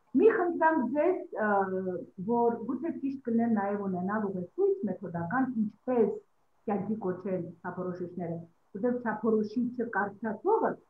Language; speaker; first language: Armenian; native; Armenian